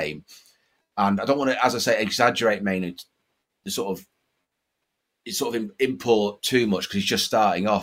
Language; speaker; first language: English; native; English